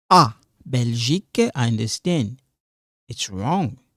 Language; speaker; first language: English; non-native, fluent; Lingala